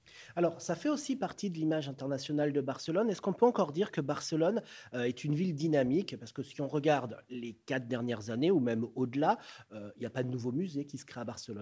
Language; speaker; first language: French; native; French